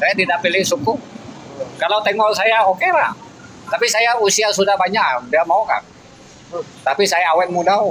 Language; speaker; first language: Indonesian; non-native, learner; Vietnamese